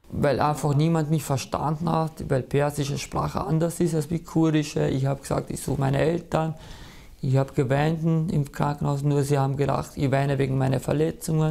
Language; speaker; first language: German; early bilingual, other home language; Kurdish